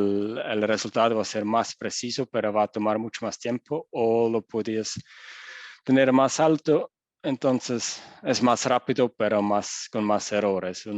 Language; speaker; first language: Spanish; non-native, fluent; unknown